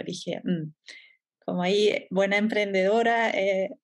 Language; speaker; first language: Spanish; non-native, fluent; German